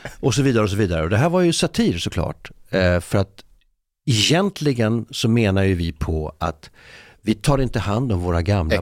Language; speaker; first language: Swedish; native; Swedish